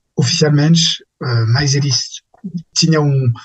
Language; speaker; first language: Portuguese; non-native, fluent; French